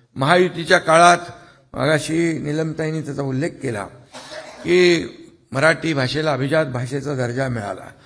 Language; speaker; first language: Marathi; native; Marathi